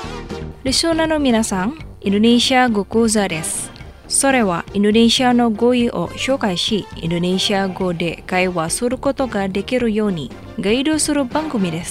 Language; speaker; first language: Japanese; non-native, fluent; Indonesian